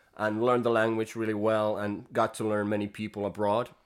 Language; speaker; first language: English; non-native, fluent; Finnish